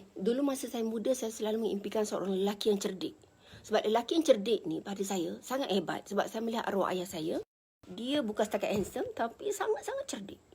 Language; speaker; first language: Malay; native; Malay